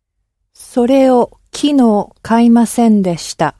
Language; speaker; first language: Japanese; non-native, learner; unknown